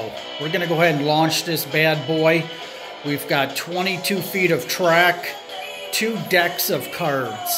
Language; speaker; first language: English; native; English